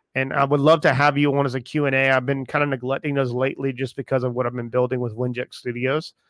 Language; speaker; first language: English; native; English